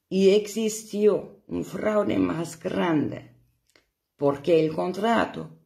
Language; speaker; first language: Spanish; non-native, fluent; German